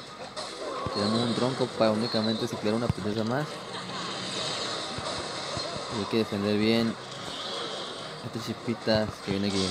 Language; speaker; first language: Spanish; native; Spanish